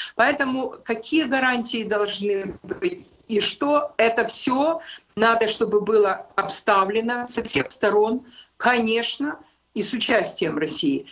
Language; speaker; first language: Russian; non-native, local second language; Ukrainian